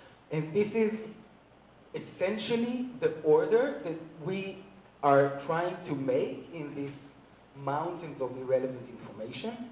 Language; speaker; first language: English; non-native, fluent; Hebrew